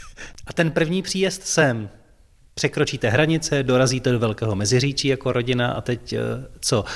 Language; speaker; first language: Czech; native; Czech